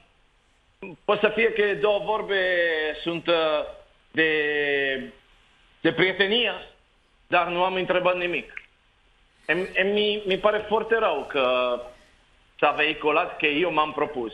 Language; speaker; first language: Romanian; non-native, learner; Italian